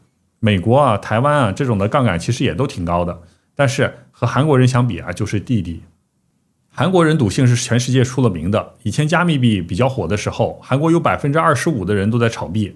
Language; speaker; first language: Chinese; native; Chinese